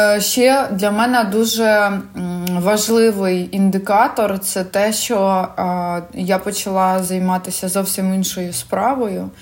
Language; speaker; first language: Ukrainian; non-native, local second language; Russian